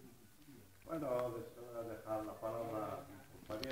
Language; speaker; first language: Spanish; non-native, fluent; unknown